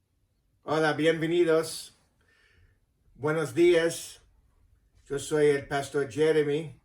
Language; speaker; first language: Spanish; non-native, fluent; English